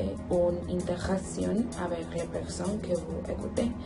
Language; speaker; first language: French; non-native, learner; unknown